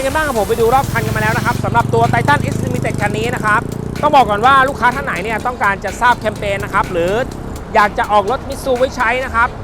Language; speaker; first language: Thai; native; Thai